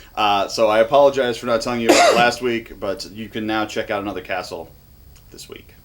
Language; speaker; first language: English; native; English